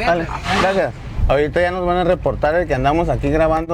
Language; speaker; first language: Spanish; native; Spanish